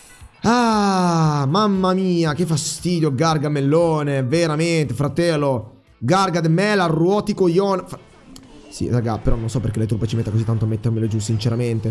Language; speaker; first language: Italian; native; Italian